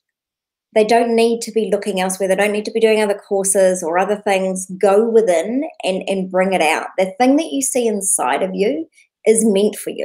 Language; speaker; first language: English; native; English